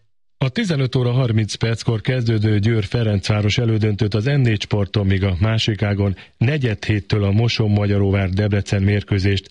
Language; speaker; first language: Hungarian; native; Hungarian